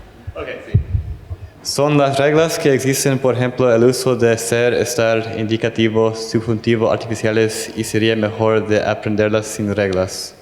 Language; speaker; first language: Spanish; non-native, fluent; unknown